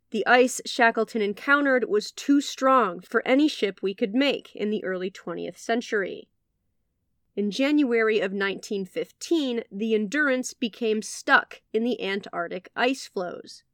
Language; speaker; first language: English; native; English